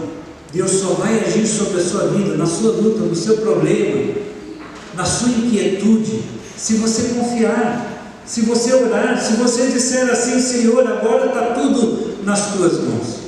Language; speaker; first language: Portuguese; native; Portuguese